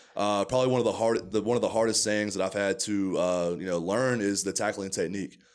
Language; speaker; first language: English; native; English